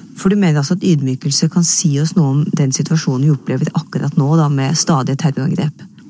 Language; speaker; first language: Norwegian; native; Norwegian